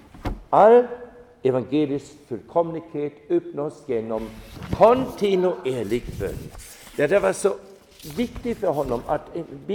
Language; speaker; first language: Swedish; non-native, fluent; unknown